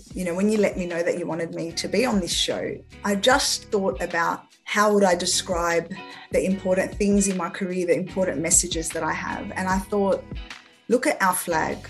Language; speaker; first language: English; non-native, local second language; French